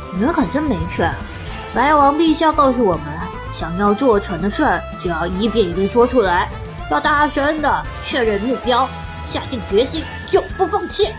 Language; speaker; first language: Chinese; native; Chinese